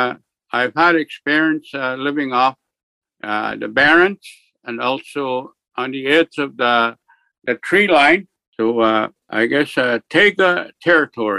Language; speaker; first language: English; native; English